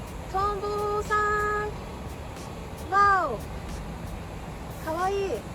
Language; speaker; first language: Japanese; early bilingual, heritage; Japanese